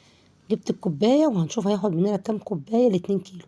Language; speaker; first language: Arabic; native; Arabic